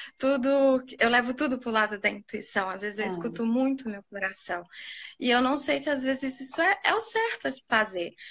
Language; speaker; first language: Portuguese; native; Portuguese